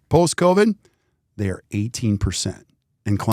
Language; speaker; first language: English; native; English